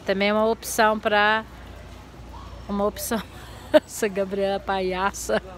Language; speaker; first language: Portuguese; native; Portuguese